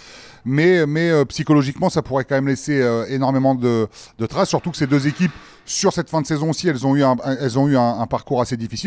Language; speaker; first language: French; native; French